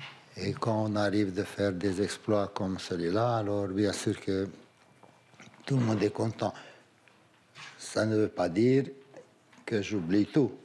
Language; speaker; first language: French; non-native, fluent; Romanian